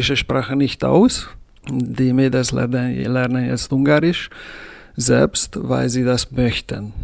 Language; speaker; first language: German; non-native, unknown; Hungarian